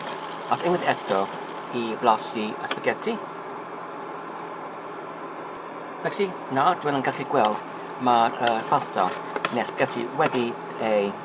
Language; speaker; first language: Welsh; non-native, learner; Polish